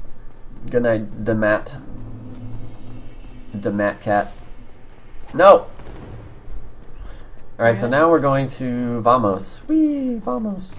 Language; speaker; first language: English; native; English